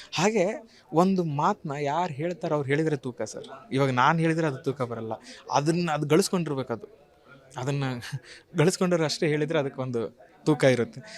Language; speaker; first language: Kannada; native; Kannada